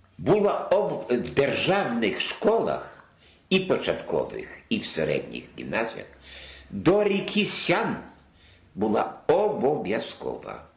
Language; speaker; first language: Ukrainian; non-native, local second language; Polish